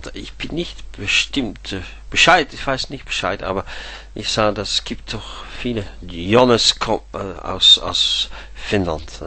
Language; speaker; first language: German; non-native, fluent; Dutch